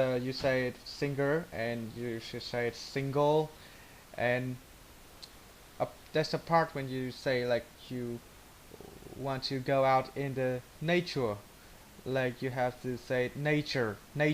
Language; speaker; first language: English; non-native, learner; Vietnamese